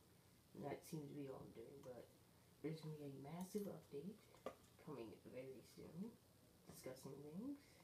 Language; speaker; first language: English; native; English